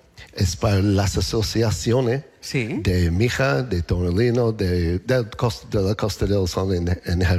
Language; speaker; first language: Spanish; non-native, learner; English